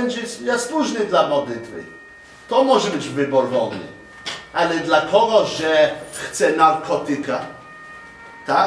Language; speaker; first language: Polish; non-native, learner; English